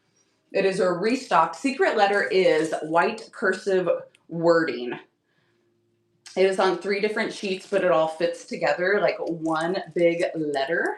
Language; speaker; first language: English; native; English